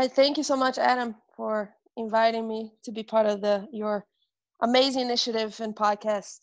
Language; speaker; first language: English; non-native, fluent; Portuguese